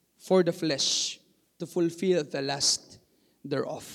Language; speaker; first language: English; non-native, local second language; Filipino